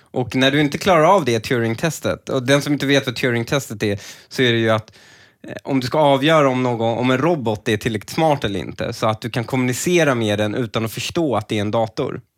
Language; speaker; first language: Swedish; early bilingual, other home language; Persian